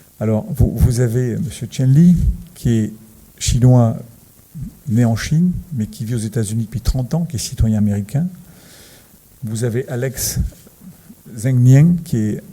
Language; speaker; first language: French; native; French